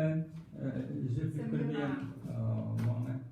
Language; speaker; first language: French; non-native, learner; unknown